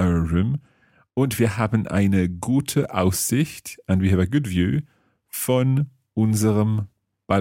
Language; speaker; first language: German; non-native, fluent; English